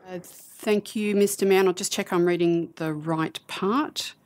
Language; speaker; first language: English; native; English